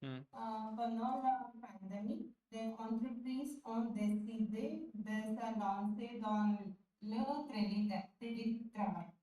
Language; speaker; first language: French; non-native, learner; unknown